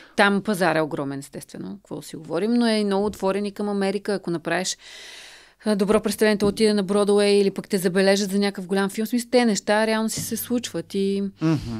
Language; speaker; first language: Bulgarian; native; Bulgarian